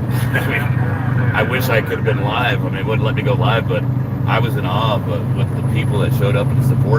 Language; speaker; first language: English; native; English